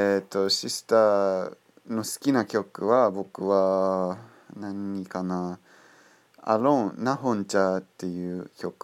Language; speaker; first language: Japanese; non-native, fluent; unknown